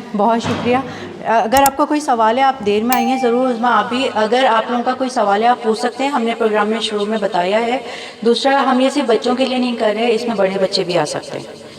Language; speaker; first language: Urdu; native; Urdu